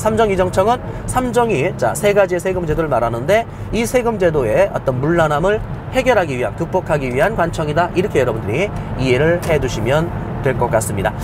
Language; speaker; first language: Korean; native; Korean